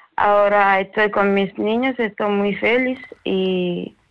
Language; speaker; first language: Spanish; non-native, learner; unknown